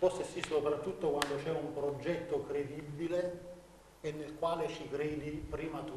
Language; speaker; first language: Italian; native; Italian